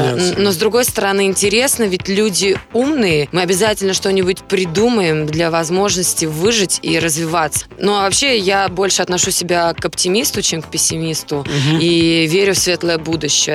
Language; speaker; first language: Russian; native; Russian